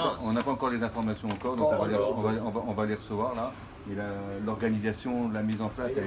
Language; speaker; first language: French; native; French